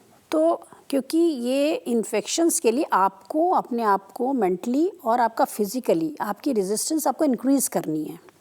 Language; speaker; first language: Hindi; native; Hindi